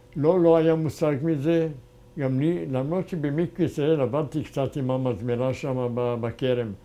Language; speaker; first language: Hebrew; non-native, fluent; German